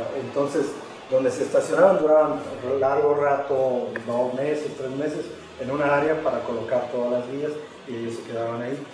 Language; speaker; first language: Spanish; native; Spanish